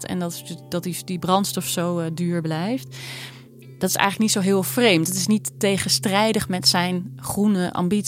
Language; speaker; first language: Dutch; native; Dutch